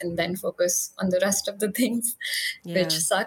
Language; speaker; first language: English; non-native, local second language; Hindi